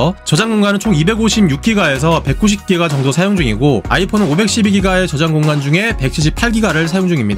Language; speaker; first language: Korean; native; Korean